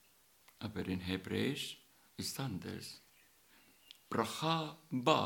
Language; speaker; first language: German; non-native, learner; Estonian